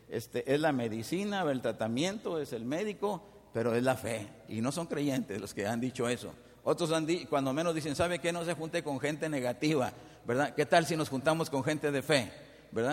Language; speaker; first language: Spanish; native; Spanish